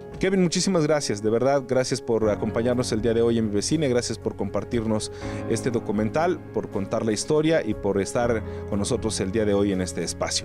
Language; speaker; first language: Spanish; native; Spanish